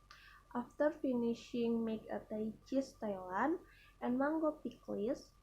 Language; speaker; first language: English; non-native, learner; Indonesian